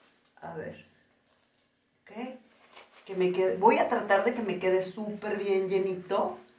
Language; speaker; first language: Spanish; native; Spanish